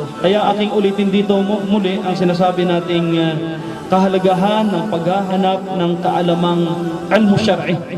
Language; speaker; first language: Filipino; non-native, local second language; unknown